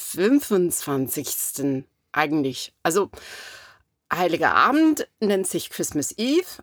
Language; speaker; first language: German; non-native, fluent; English